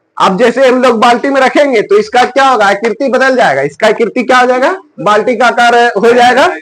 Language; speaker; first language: Hindi; native; Hindi